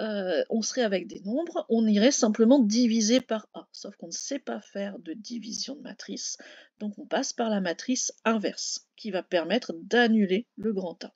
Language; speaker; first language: French; native; French